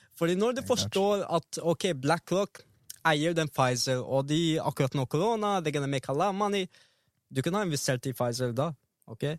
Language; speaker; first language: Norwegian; early bilingual, other home language; Arabic